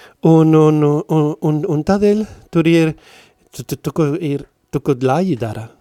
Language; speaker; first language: Latvian; non-native, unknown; Spanish